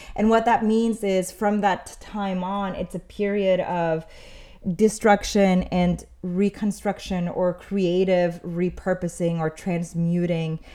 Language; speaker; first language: English; early bilingual, other home language; Spanish